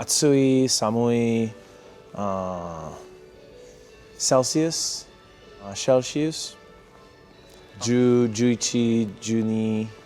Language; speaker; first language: Japanese; non-native, learner; English